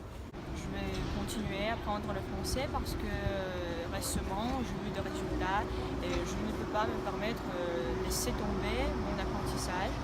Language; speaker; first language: French; non-native, learner; Russian